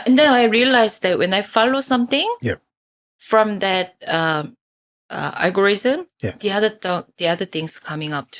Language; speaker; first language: English; non-native, fluent; Korean